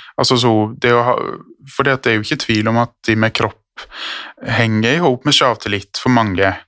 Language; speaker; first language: Norwegian; native; Norwegian